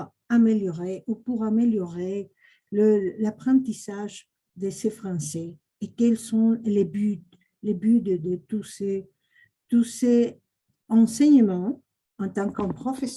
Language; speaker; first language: French; non-native, fluent; Spanish